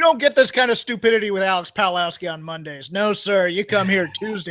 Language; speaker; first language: English; native; English